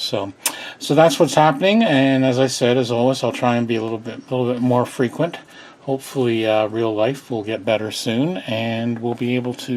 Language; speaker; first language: English; native; English